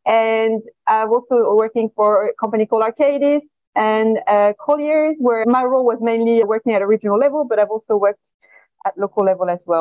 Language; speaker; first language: English; non-native, fluent; French